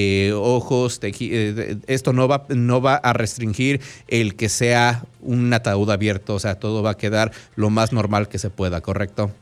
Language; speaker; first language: Spanish; native; Spanish